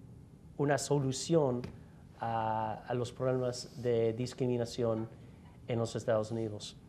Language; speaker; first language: Spanish; non-native, fluent; English